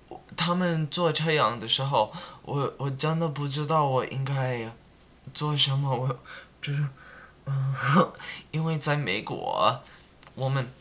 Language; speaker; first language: Chinese; non-native, learner; English